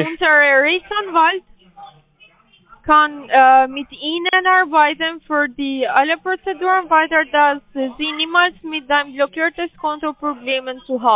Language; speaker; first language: German; non-native, learner; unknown